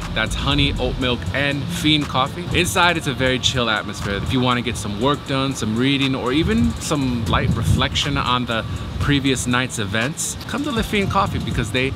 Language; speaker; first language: English; native; English